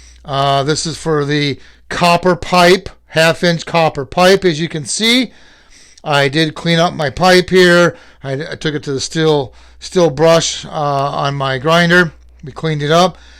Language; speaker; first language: English; native; English